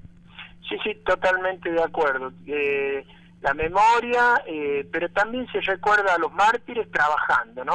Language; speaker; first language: Spanish; native; Spanish